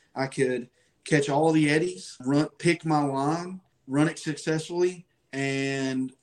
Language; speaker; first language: English; native; English